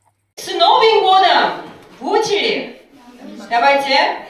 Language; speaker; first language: Russian; non-native, fluent; Korean